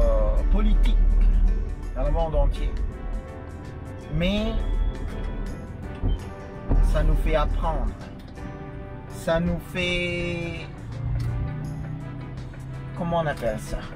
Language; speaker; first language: French; non-native, fluent; Indonesian